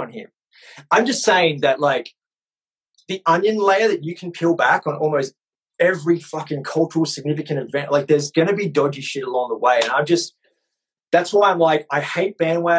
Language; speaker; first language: English; native; English